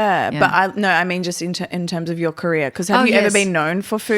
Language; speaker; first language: English; native; English